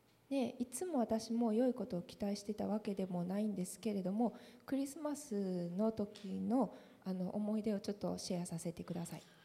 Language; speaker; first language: Japanese; native; Japanese